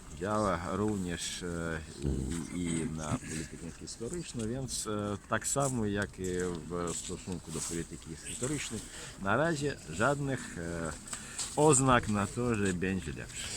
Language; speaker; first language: Polish; non-native, fluent; Russian